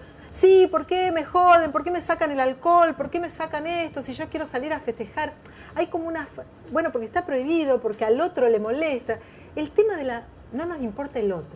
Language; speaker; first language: Spanish; native; Spanish